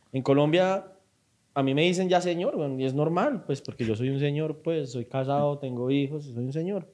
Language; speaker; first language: Spanish; native; Spanish